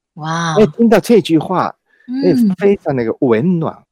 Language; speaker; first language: Chinese; non-native, fluent; Japanese